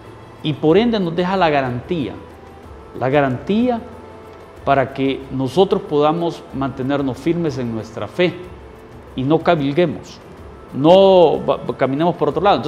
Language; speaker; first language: Spanish; native; Spanish